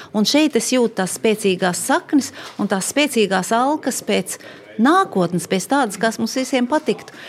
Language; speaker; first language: Latvian; native; Latvian